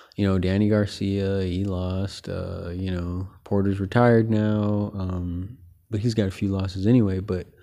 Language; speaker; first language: English; early bilingual, other home language; Filipino